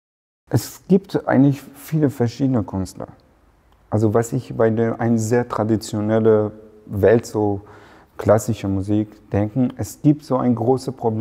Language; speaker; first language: German; non-native, fluent; Persian